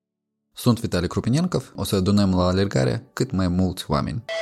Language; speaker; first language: Romanian; non-native, local second language; Russian